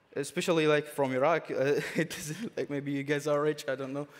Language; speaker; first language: English; non-native, fluent; Arabic